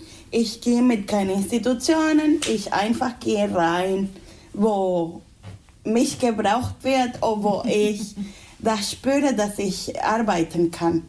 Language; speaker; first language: German; non-native, fluent; Spanish